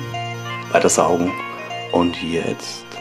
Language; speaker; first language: German; native; German